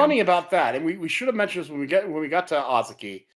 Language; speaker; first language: English; native; English